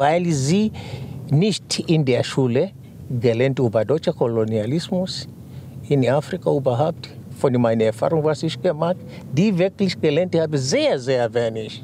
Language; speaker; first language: German; non-native, fluent; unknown